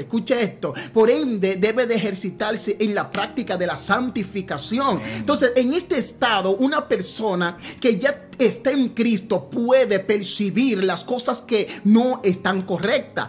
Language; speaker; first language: Spanish; native; Spanish